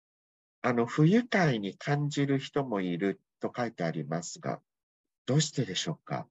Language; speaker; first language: Japanese; non-native, fluent; Thai